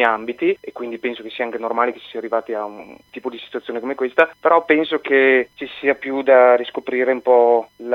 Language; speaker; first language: Italian; native; Italian